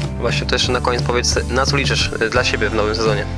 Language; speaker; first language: Polish; native; Polish